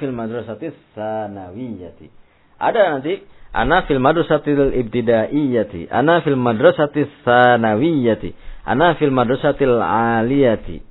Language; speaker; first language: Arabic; non-native, fluent; Indonesian